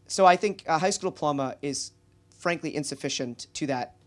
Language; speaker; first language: English; native; English